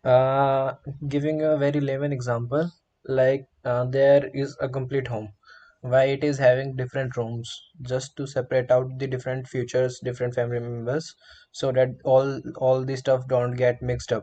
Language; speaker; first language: English; non-native, local second language; Hindi